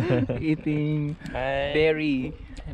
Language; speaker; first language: English; non-native, learner; Filipino